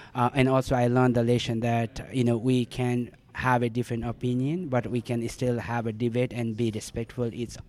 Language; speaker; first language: English; non-native, local second language; Nepali